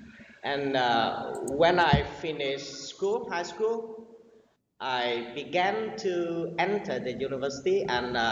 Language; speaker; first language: English; non-native, learner; Vietnamese